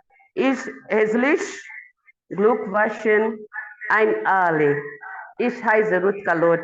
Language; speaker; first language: German; non-native, learner; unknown